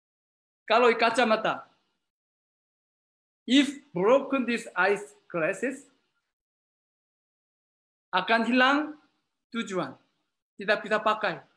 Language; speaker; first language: Indonesian; non-native, learner; Korean